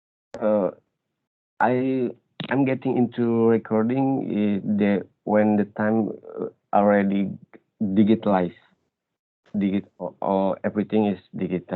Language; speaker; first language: English; non-native, learner; Indonesian